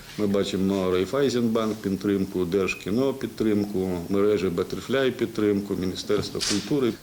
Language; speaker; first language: Ukrainian; native; Ukrainian